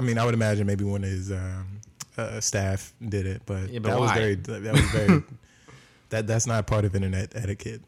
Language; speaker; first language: English; native; English